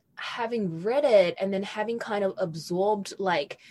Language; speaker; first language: English; native; English